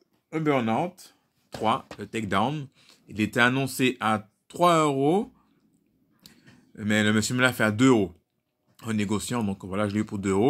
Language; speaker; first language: French; native; French